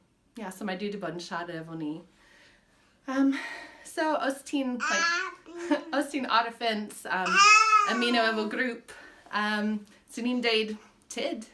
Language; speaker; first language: Welsh; non-native, fluent; English